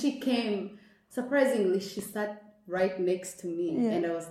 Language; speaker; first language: English; non-native, local second language; Kinyarwanda